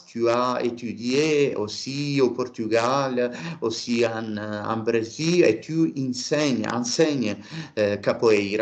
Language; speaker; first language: French; non-native, learner; Italian